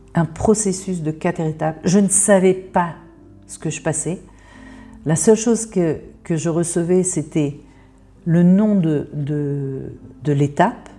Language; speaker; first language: French; native; French